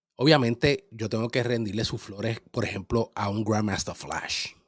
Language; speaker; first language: Spanish; early bilingual, heritage; Spanish